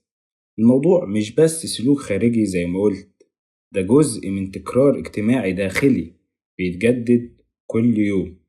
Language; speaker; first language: Arabic; native; Arabic